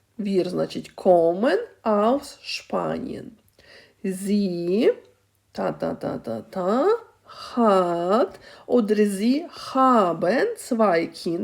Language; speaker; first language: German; non-native, fluent; Ukrainian